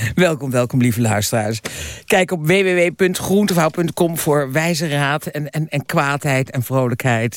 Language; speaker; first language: Dutch; native; Dutch